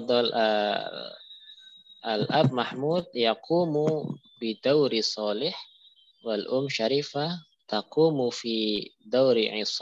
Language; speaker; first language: Arabic; non-native, fluent; Indonesian